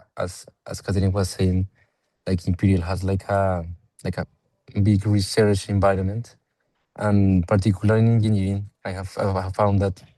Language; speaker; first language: English; non-native, fluent; Spanish